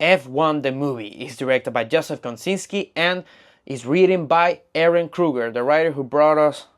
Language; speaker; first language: English; non-native, fluent; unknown